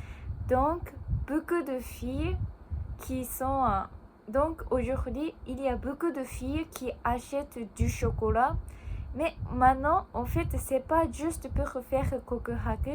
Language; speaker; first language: French; non-native, learner; Japanese